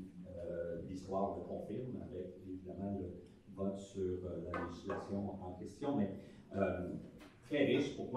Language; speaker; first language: French; native; French